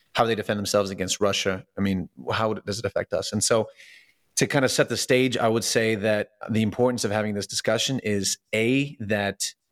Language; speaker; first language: English; early bilingual, other home language; Russian